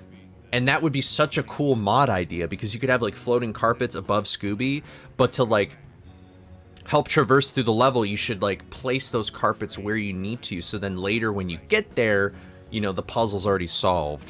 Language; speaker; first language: English; native; English